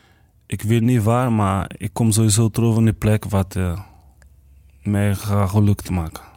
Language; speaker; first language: Dutch; non-native, learner; Portuguese